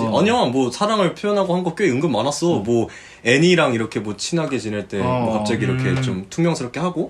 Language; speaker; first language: Korean; native; Korean